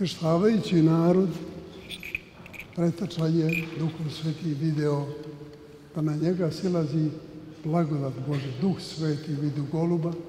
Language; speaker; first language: Serbian; native; Serbian